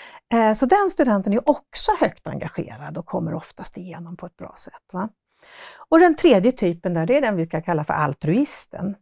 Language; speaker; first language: Swedish; native; Swedish